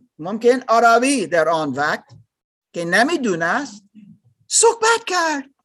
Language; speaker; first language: Persian; non-native, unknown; English